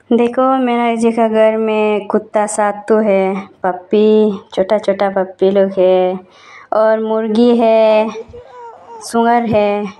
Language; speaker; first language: Hindi; non-native, local second language; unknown